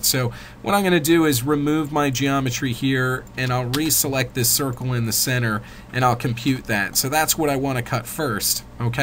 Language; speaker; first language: English; native; English